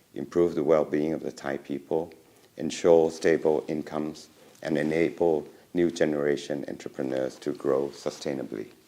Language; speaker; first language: English; non-native, fluent; Thai